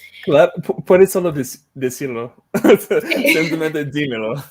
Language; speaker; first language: Spanish; non-native, fluent; English